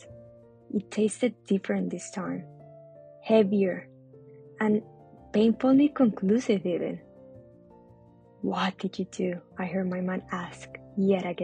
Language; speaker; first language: English; non-native, fluent; Spanish